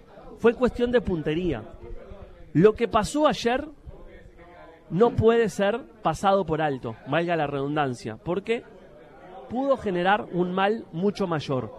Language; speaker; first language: Spanish; native; Spanish